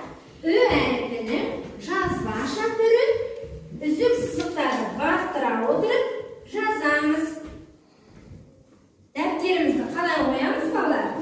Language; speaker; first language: Kazakh; native; Kazakh